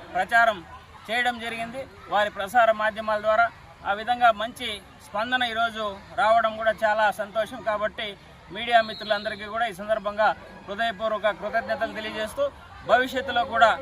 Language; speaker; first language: Telugu; native; Telugu